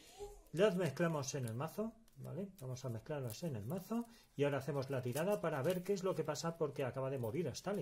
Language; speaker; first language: Spanish; native; Spanish